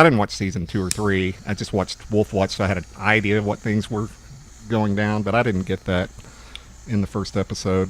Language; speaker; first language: English; native; English